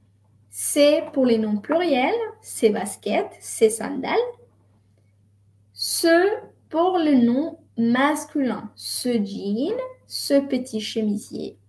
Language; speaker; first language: French; non-native, fluent; Spanish